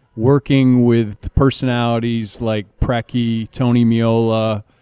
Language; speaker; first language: English; native; English